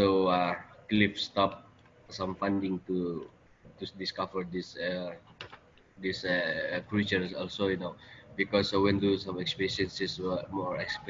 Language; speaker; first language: English; non-native, learner; Indonesian